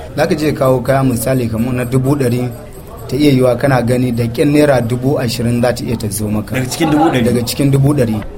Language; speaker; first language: Hausa; native; Hausa